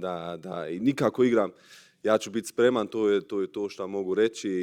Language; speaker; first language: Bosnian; early bilingual, heritage; Bosnian